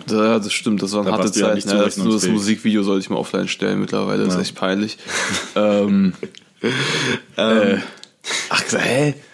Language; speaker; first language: German; native; German